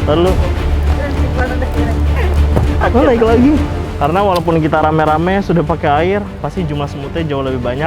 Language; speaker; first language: Indonesian; native; Indonesian